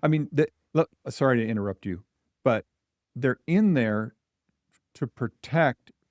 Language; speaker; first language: English; native; English